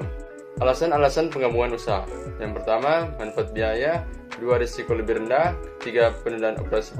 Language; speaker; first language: Indonesian; native; Indonesian